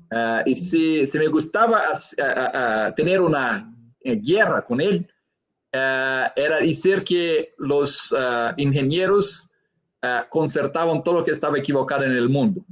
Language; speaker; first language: Spanish; non-native, fluent; Portuguese